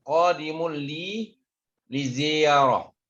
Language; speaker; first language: Arabic; non-native, learner; Malay